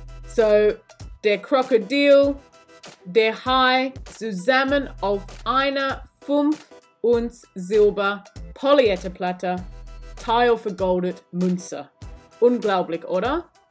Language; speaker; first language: German; non-native, learner; English